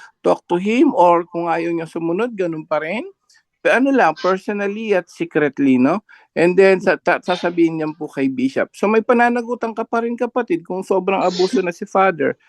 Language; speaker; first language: Filipino; native; Filipino